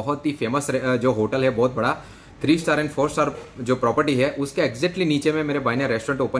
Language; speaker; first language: Hindi; native; Hindi